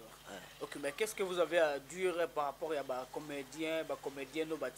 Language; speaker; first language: French; non-native, local second language; Lingala